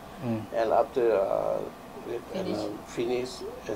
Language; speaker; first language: English; non-native, learner; Lao